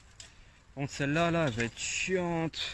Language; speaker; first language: French; native; French